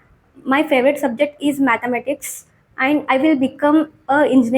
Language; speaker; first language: English; non-native, learner; Kannada